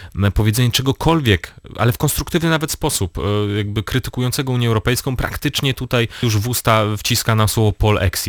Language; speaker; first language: Polish; native; Polish